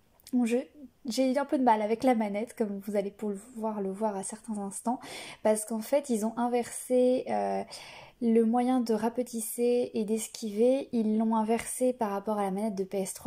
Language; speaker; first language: French; native; French